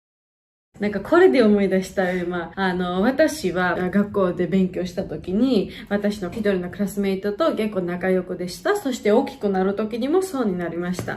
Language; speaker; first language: Japanese; non-native, fluent; Georgian